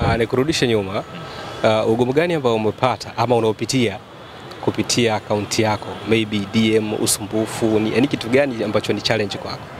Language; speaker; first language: Swahili; native; Swahili